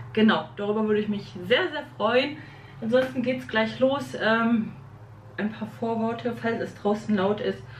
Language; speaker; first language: German; early bilingual, other home language; Polish